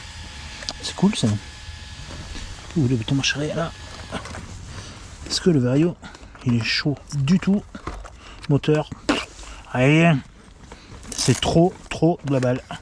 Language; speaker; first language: French; native; French